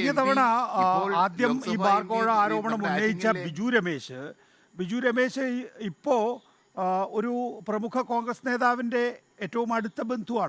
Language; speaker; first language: Malayalam; native; Malayalam